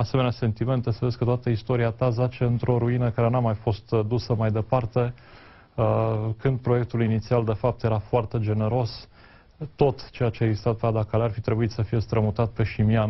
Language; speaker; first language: Romanian; native; Romanian